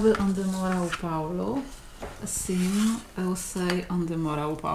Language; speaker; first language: Portuguese; non-native, learner; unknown